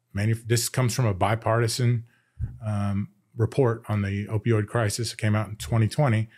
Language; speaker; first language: English; native; English